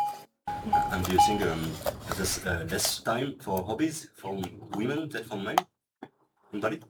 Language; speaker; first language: English; non-native, fluent; French